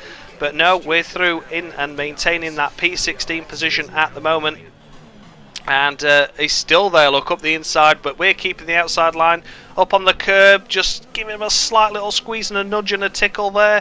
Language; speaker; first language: English; native; English